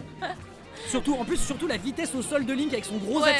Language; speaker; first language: French; native; French